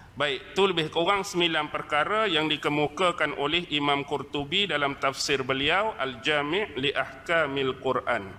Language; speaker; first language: Malay; native; Malay